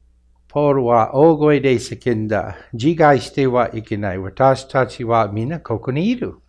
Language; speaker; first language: Japanese; non-native, fluent; English